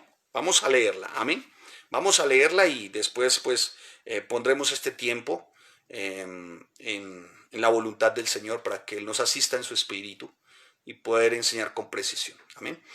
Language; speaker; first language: Spanish; native; Spanish